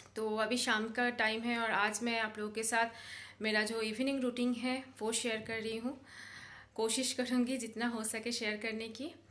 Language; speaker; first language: Hindi; non-native, local second language; Bangla